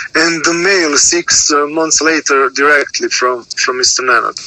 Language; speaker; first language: English; non-native, learner; Serbian